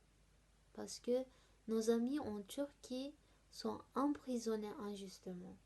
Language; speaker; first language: French; non-native, learner; Turkish